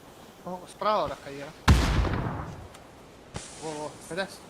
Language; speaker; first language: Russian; non-native, local second language; Yakut